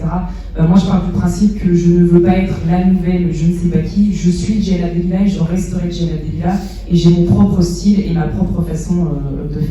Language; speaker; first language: French; native; French